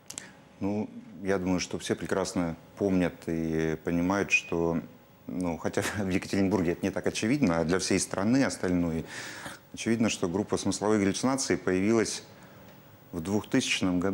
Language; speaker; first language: Russian; native; Russian